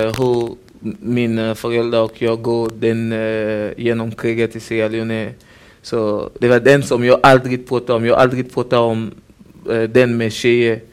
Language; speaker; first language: Swedish; non-native, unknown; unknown